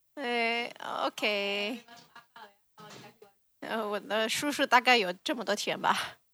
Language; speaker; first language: Chinese; early bilingual, heritage; Chinese